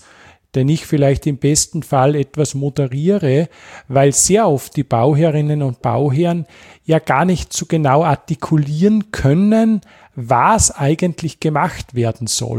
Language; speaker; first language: German; native; German